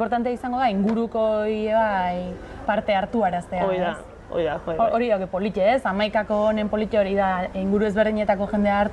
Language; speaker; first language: Basque; native; Basque